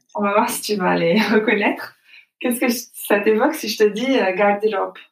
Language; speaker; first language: French; native; French